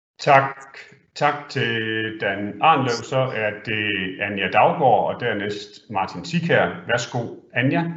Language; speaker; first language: Danish; native; Danish